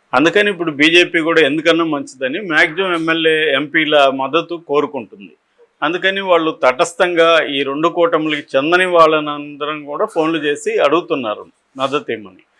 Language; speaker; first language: Telugu; native; Telugu